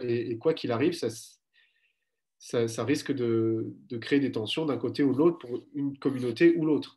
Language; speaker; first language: French; native; French